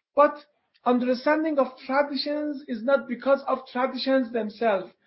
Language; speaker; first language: English; non-native, fluent; Persian